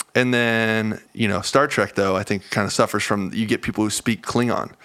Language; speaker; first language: English; native; English